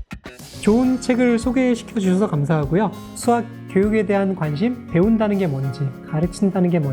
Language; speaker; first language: Korean; native; Korean